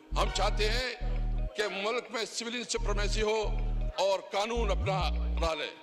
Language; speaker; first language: Urdu; non-native, local second language; Pashto